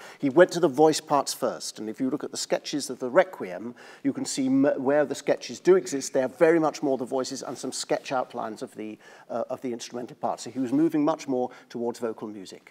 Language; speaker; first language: English; native; English